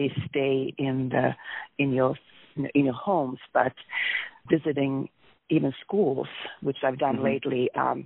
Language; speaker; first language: English; non-native, fluent; Finnish